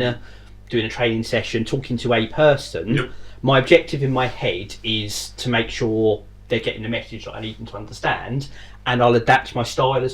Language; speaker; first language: English; native; English